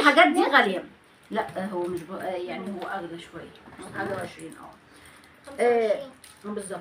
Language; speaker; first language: Arabic; native; Arabic